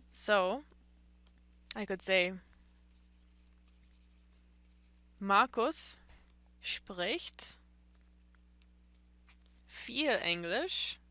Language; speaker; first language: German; non-native, fluent; English